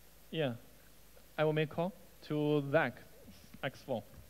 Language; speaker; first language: English; non-native, learner; Chinese